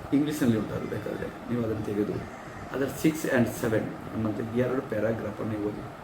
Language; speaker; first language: Kannada; non-native, local second language; Tulu